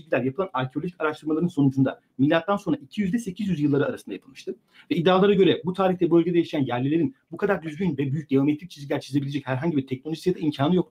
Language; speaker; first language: Turkish; native; Turkish